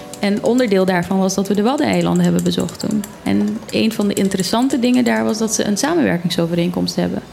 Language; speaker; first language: Dutch; native; Dutch